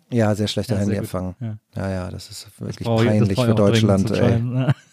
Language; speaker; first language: German; native; German